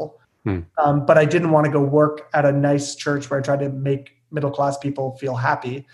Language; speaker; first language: English; native; English